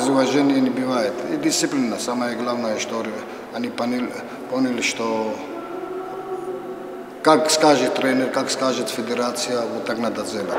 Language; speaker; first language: Russian; non-native, fluent; Georgian